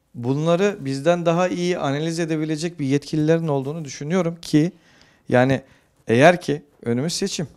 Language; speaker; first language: Turkish; native; Turkish